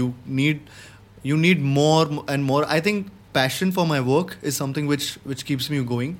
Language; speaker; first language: English; non-native, local second language; Hindi